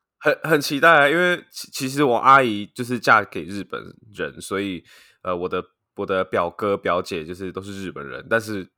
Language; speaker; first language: Chinese; native; Chinese